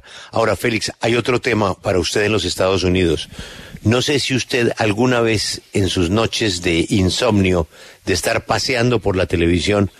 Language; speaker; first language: Spanish; native; Spanish